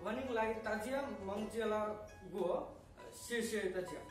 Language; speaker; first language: Chinese; non-native, learner; Bangla